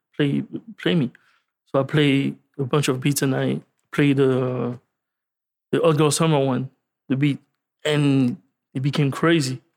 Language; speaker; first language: English; non-native, learner; French